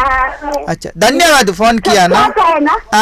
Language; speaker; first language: Hindi; non-native, local second language; Tulu